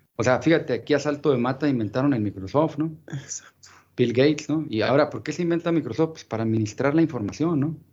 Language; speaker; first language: Spanish; native; Spanish